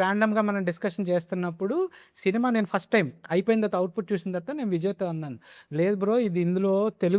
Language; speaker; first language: Telugu; native; Telugu